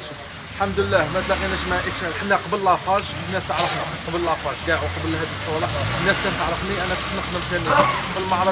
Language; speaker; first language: Arabic; native; Arabic